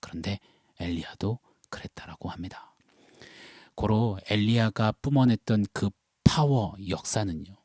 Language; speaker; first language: Korean; native; Korean